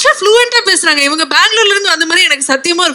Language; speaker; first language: Tamil; native; Tamil